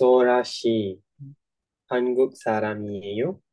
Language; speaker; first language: Korean; non-native, learner; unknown